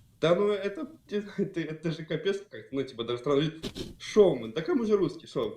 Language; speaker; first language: Russian; native; Russian